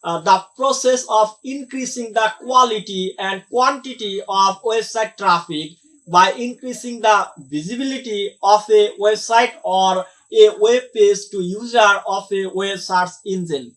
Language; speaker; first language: English; non-native, local second language; Bangla